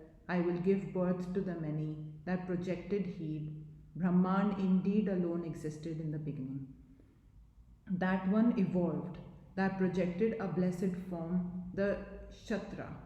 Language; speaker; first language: English; non-native, local second language; Hindi